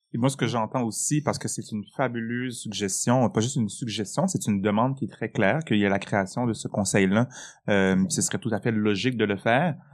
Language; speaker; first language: French; native; French